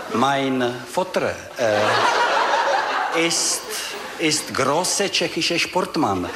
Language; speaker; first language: German; non-native, learner; Czech